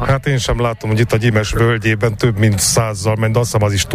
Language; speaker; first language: Hungarian; native; Hungarian